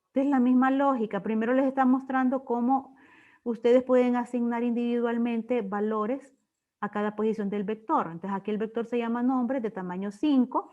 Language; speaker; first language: Spanish; native; Spanish